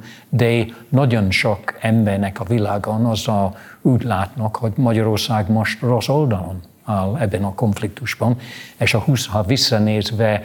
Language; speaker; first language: Hungarian; non-native, fluent; English